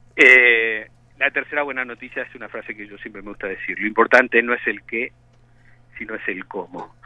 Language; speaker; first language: Spanish; native; Spanish